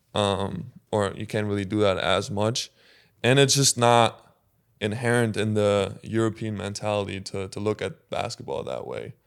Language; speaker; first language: English; non-native, fluent; German